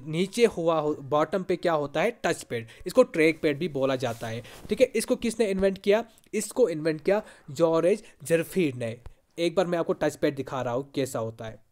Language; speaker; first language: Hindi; non-native, local second language; Kashmiri